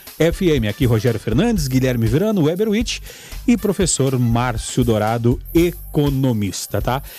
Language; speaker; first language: Portuguese; native; Portuguese